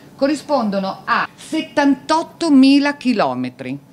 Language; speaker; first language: Italian; native; Italian